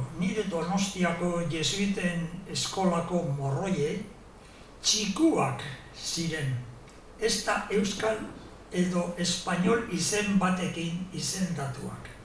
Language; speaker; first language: Basque; non-native, local second language; Spanish